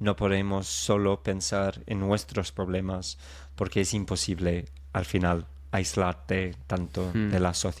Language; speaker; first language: Spanish; non-native, fluent; English